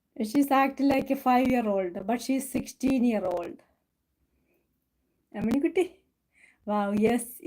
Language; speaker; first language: English; non-native, local second language; Malayalam